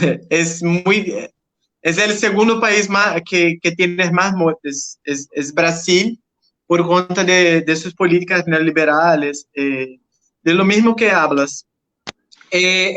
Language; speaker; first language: Spanish; non-native, learner; Portuguese